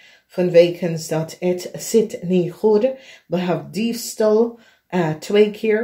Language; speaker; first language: Dutch; non-native, fluent; English